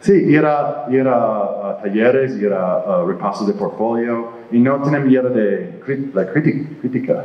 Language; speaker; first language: Spanish; non-native, fluent; English